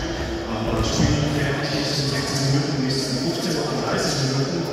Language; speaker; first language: German; non-native, learner; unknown